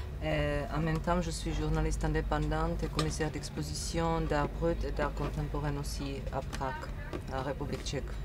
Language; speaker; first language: French; non-native, fluent; Czech